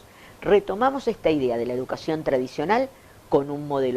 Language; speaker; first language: Spanish; native; Spanish